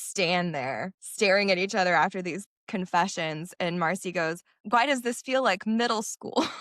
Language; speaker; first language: English; native; English